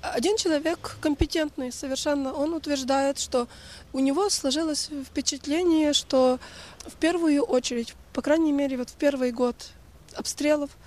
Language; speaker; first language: Russian; non-native, local second language; Ukrainian